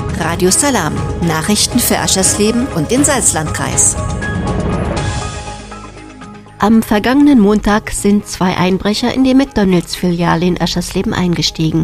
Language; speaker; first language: German; native; German